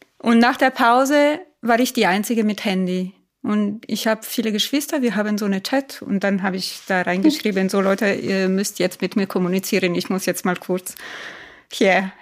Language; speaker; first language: German; non-native, fluent; Spanish